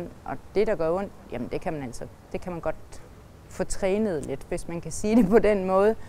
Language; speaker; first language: Danish; native; Danish